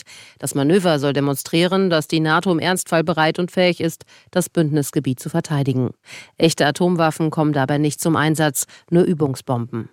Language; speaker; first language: German; native; German